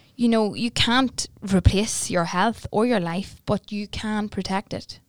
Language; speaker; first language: English; native; English